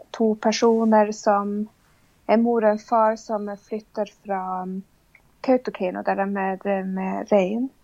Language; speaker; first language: Swedish; non-native, fluent; Northern Sami